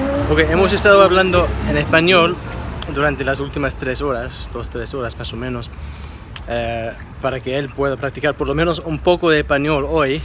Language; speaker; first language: Spanish; non-native, fluent; English